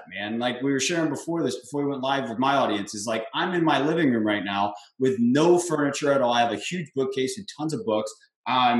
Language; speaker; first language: English; native; English